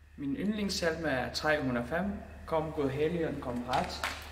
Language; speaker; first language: Danish; non-native, fluent; Filipino